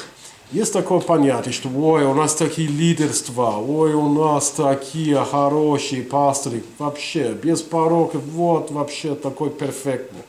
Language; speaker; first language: Russian; non-native, fluent; English